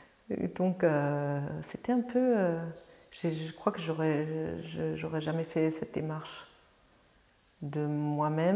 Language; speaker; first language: French; non-native, fluent; German